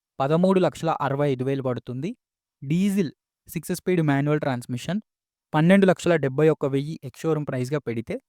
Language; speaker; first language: Telugu; native; Telugu